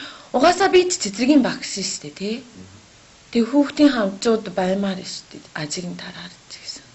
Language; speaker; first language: Mongolian; non-native, learner; Japanese